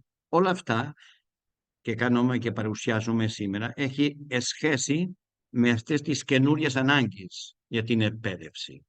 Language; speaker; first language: Greek; non-native, learner; Spanish